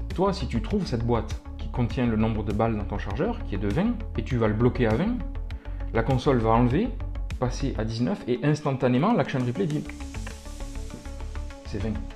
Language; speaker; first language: French; native; French